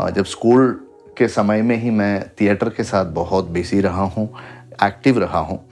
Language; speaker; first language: Hindi; non-native, local second language; Malayalam